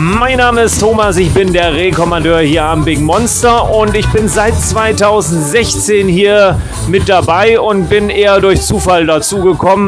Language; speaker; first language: German; native; German